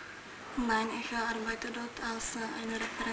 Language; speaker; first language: German; non-native, learner; Czech